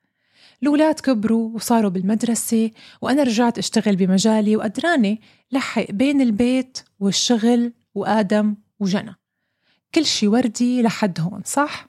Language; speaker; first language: Arabic; native; Arabic